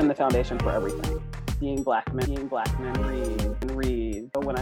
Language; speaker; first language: English; native; English